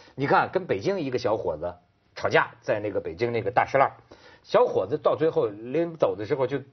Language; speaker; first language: Chinese; native; Chinese